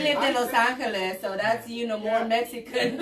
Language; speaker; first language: English; native; English